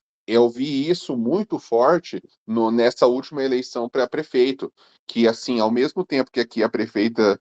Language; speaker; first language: Portuguese; native; Portuguese